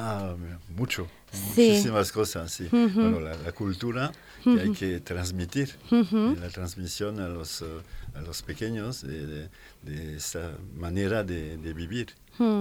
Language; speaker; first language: Spanish; non-native, fluent; French